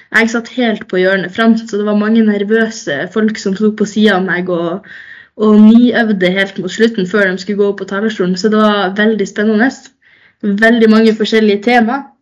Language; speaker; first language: Norwegian; native; Norwegian